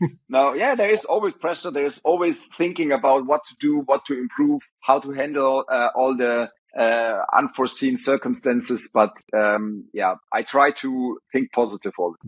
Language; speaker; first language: English; non-native, fluent; German